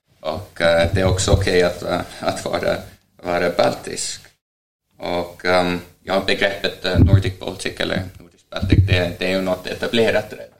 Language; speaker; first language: Swedish; non-native, fluent; Estonian